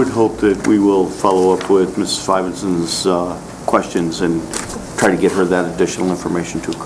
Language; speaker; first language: English; native; English